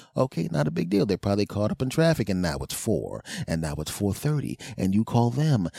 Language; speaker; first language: English; native; English